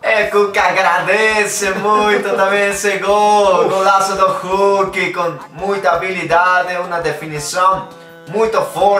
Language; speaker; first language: Portuguese; non-native, learner; Spanish